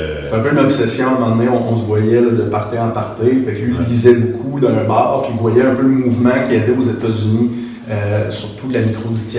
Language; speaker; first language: French; native; French